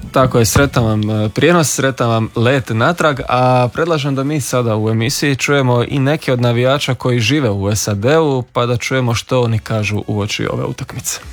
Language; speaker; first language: Serbian; native; Serbian